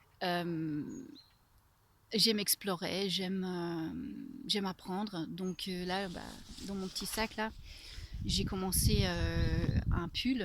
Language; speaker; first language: French; non-native, fluent; English